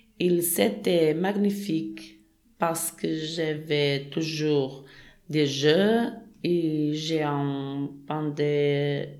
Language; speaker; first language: French; non-native, learner; Portuguese